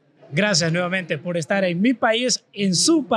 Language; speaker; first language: Spanish; native; Spanish